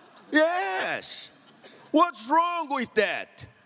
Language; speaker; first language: English; non-native, learner; Portuguese